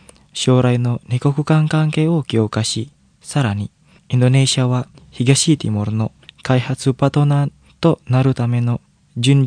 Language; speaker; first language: Japanese; non-native, fluent; Indonesian